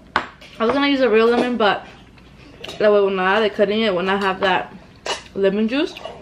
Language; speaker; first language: English; early bilingual, other home language; Spanish